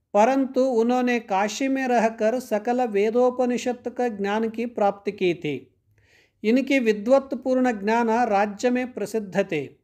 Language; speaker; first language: Hindi; non-native, local second language; Kannada